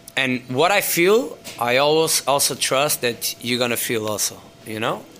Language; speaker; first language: English; non-native, fluent; Portuguese